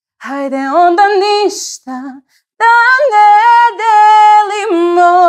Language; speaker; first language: Serbian; early bilingual, heritage; Bosnian